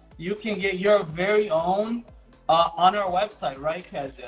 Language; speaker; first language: English; non-native, fluent; Portuguese